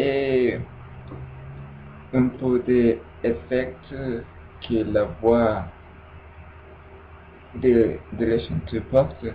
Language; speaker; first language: French; non-native, learner; Spanish